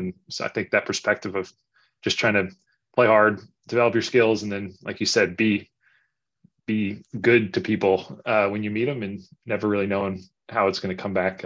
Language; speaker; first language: English; native; English